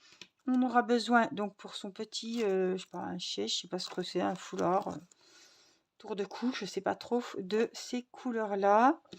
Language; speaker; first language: French; native; French